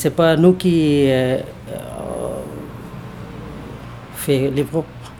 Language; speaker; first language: French; non-native, learner; Bangla